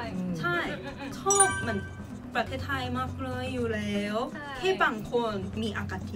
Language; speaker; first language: Thai; non-native, learner; Korean